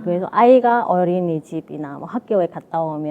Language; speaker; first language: Korean; non-native, fluent; Vietnamese